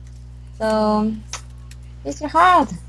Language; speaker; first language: English; non-native, learner; Korean